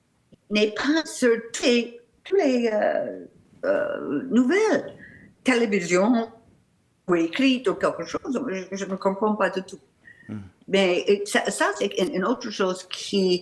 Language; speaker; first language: French; non-native, learner; English